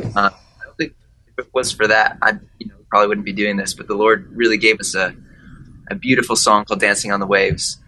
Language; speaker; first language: English; native; English